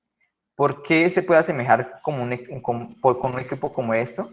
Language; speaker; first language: Spanish; native; Spanish